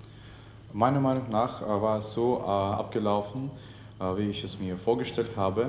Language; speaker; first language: German; non-native, fluent; Russian